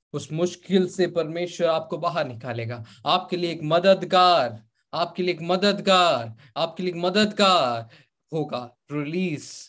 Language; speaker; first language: Hindi; native; Hindi